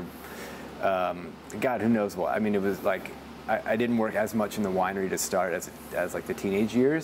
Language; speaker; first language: English; native; English